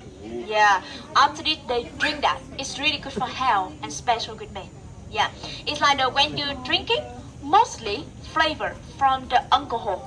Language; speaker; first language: English; non-native, learner; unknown